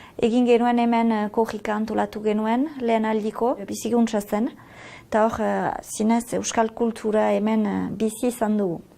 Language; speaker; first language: Basque; native; Basque